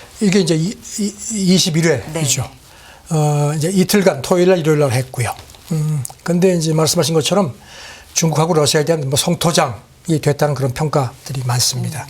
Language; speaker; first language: Korean; native; Korean